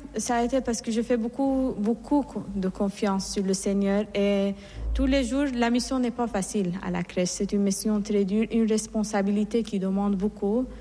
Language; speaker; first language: French; non-native, fluent; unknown